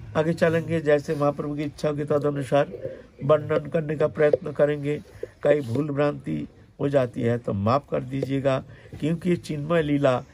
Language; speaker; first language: Hindi; non-native, local second language; Bangla